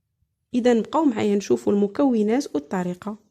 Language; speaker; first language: Arabic; native; Arabic